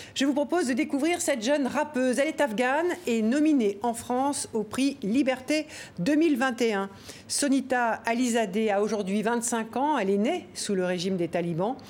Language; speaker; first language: French; native; French